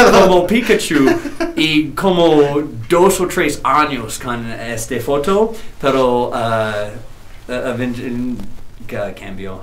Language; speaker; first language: Spanish; non-native, learner; English